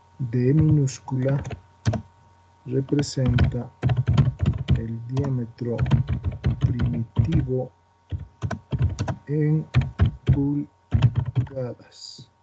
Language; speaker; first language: Spanish; native; Spanish